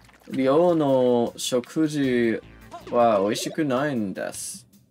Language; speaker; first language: Japanese; non-native, learner; English